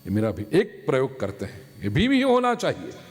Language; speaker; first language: Hindi; non-native, local second language; Gujarati